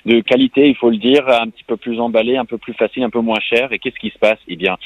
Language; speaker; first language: French; non-native, fluent; English